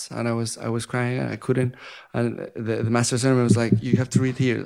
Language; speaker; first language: English; non-native, fluent; Spanish